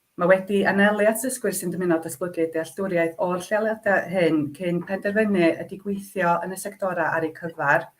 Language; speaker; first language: Welsh; native; Welsh